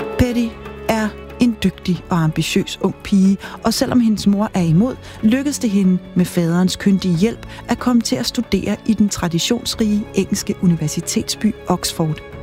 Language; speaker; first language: Danish; native; Danish